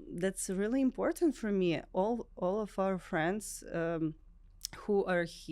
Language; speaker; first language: English; non-native, learner; Ukrainian